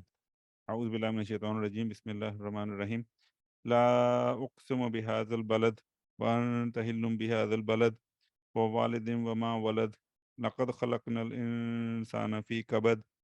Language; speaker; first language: Arabic; non-native, fluent; Urdu